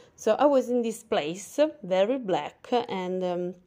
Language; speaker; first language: English; non-native, fluent; Italian